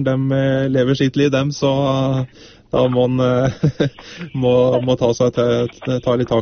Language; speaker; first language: Norwegian; native; Norwegian